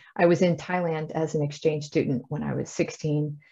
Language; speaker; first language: English; native; English